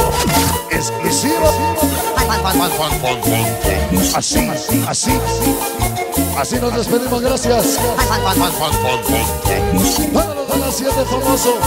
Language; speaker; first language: Spanish; native; Spanish